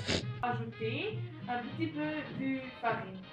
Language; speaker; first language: French; non-native, learner; Dutch